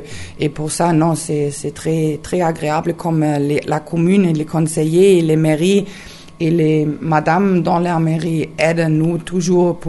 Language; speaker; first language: French; non-native, learner; German